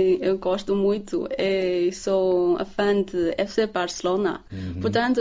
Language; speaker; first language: Portuguese; non-native, learner; Chinese